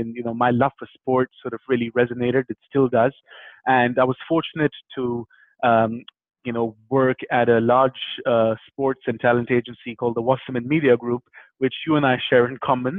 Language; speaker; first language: English; non-native, local second language; Hindi